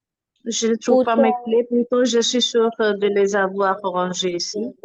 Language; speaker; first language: French; non-native, learner; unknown